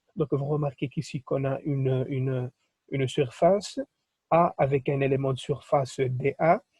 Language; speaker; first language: French; non-native, local second language; Arabic